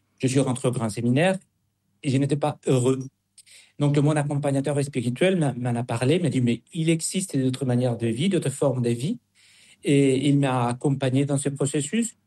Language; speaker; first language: French; non-native, fluent; Spanish